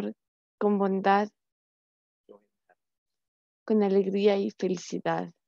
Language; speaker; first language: Spanish; native; Spanish